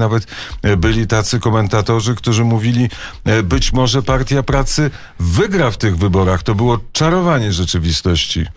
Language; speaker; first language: Polish; native; Polish